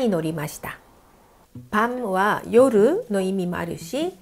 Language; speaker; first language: Japanese; non-native, fluent; Korean